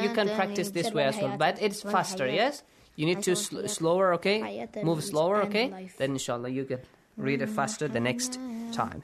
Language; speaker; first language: English; non-native, fluent; Persian